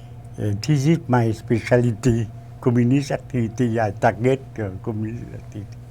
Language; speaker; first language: English; non-native, learner; Vietnamese